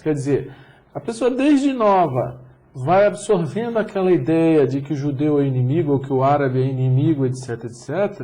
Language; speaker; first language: Portuguese; native; Portuguese